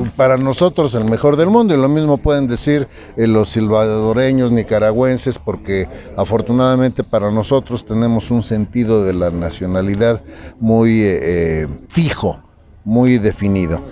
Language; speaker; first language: Spanish; native; Spanish